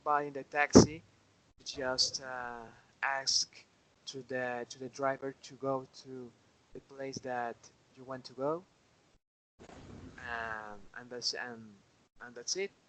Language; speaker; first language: English; non-native, learner; Spanish